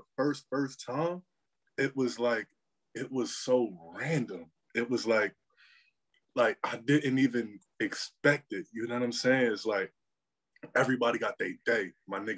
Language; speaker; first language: English; native; English